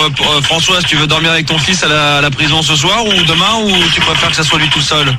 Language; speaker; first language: French; native; French